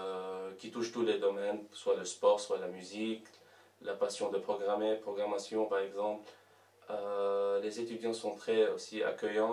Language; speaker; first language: French; non-native, local second language; Arabic